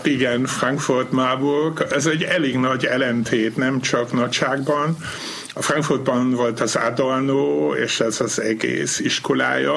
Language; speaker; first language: Hungarian; non-native, fluent; German